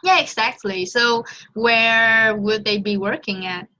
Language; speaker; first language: English; non-native, fluent; Vietnamese